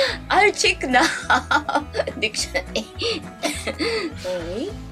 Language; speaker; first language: English; non-native, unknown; Japanese